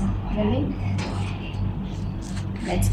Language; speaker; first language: English; non-native, local second language; Filipino